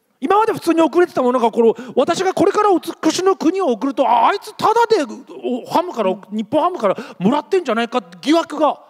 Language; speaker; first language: Japanese; native; Japanese